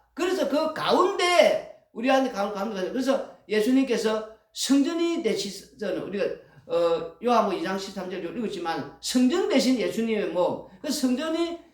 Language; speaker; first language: Korean; native; Korean